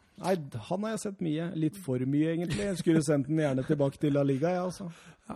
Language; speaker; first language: Norwegian; native; Norwegian